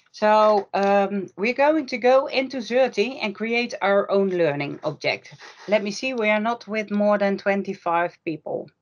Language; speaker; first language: English; non-native, fluent; Dutch